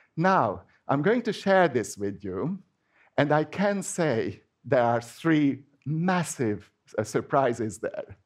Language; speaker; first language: English; non-native, fluent; Hungarian